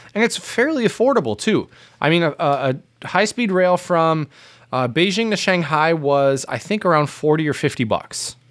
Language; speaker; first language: English; native; English